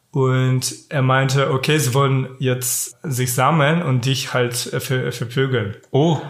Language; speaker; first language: German; non-native, fluent; Kyrgyz